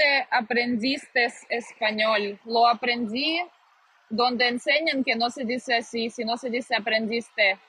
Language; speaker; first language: Spanish; non-native, fluent; Russian